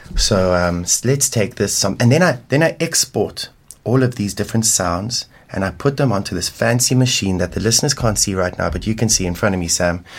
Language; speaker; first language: English; native; English